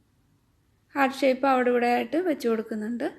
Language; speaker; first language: Malayalam; native; Malayalam